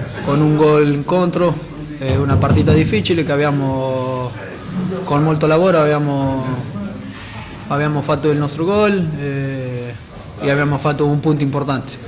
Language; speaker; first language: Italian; non-native, fluent; Spanish